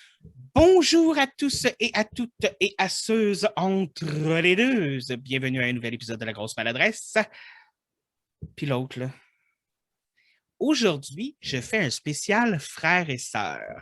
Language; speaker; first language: French; native; French